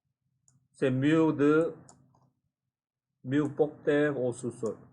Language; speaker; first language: French; non-native, fluent; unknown